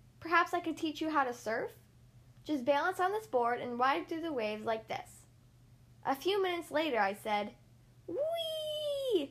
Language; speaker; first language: English; native; English